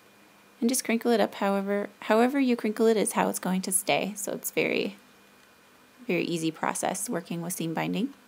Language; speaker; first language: English; native; English